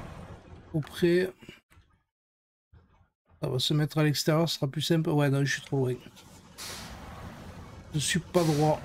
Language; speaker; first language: French; native; French